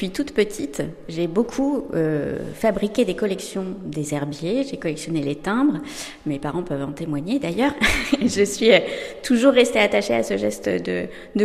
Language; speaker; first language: French; native; French